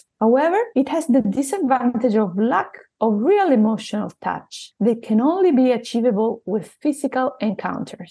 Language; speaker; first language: English; non-native, fluent; Italian